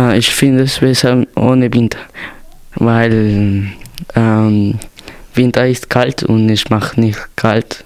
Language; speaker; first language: German; non-native, learner; Spanish